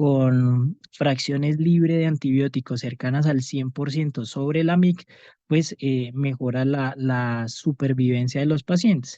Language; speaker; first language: Spanish; native; Spanish